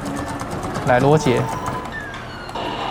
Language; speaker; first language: Chinese; native; Chinese